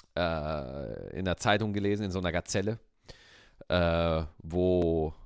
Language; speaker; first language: German; native; German